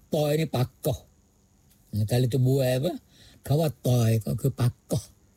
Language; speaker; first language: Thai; non-native, local second language; Pattani Malay